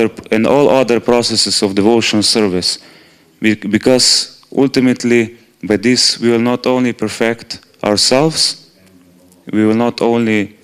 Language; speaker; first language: English; non-native, fluent; Slovenian